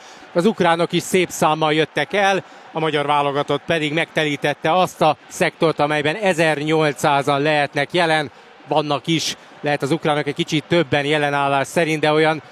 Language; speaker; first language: Hungarian; native; Hungarian